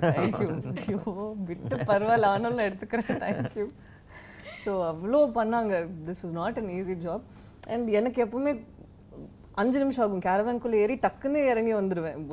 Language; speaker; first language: Tamil; non-native, local second language; Badaga